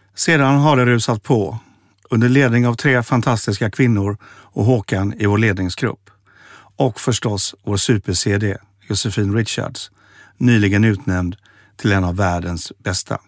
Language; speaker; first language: Swedish; native; Swedish